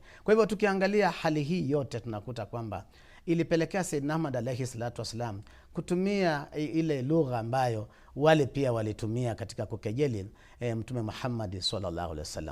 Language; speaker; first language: Swahili; native; Swahili